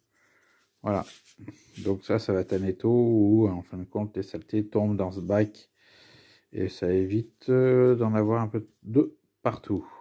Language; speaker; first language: French; native; French